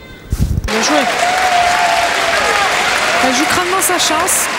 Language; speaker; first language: French; native; French